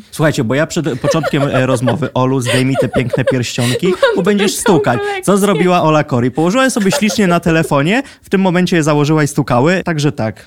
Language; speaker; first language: Polish; native; Polish